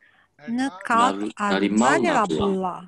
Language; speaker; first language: Russian; non-native, learner; Japanese